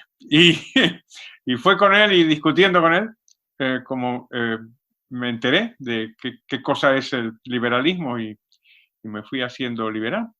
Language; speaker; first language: Spanish; native; Spanish